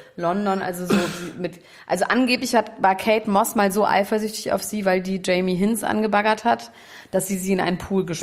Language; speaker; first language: German; native; German